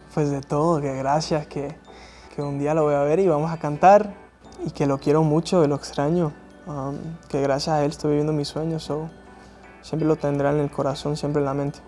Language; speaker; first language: Spanish; non-native, fluent; English